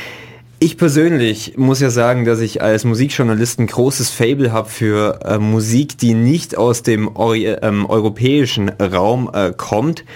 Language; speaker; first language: German; native; German